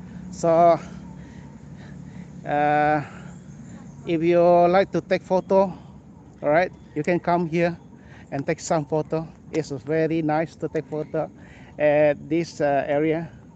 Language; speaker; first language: English; non-native, local second language; Malay